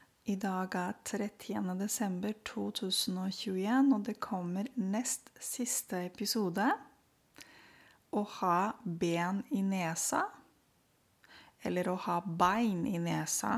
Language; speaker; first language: Norwegian; non-native, fluent; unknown